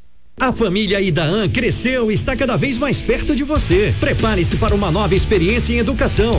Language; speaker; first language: Portuguese; native; Portuguese